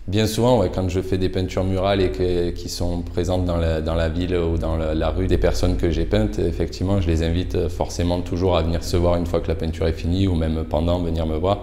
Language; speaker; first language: French; native; French